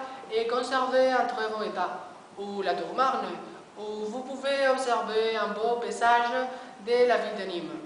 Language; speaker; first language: French; non-native, learner; Spanish